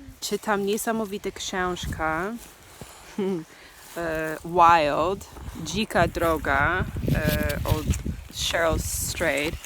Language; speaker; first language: Polish; non-native, learner; English